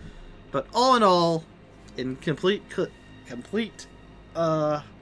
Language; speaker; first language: English; native; English